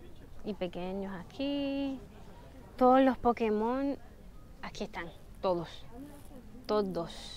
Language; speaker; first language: Spanish; early bilingual, heritage; Spanish